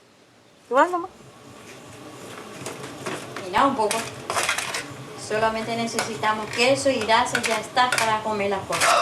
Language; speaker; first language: Spanish; non-native, local second language; Guarani